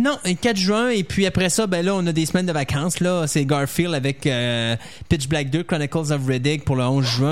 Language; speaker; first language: French; native; French